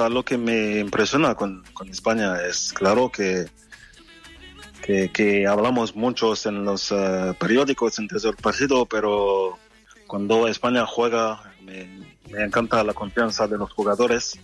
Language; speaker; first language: Spanish; non-native, fluent; French